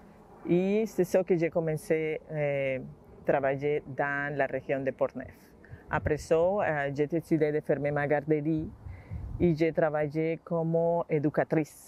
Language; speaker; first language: French; non-native, learner; Spanish